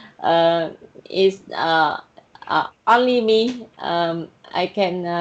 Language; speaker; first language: English; non-native, learner; Vietnamese